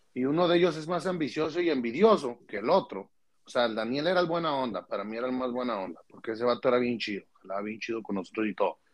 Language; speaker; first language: Spanish; early bilingual, heritage; Spanish